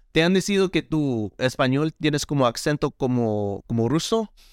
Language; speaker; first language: Spanish; early bilingual, heritage; Spanish